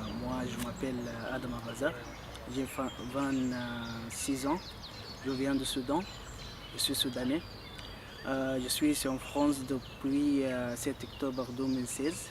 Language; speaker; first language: French; non-native, learner; Arabic